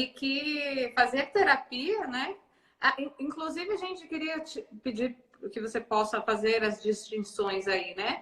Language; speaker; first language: Portuguese; native; Portuguese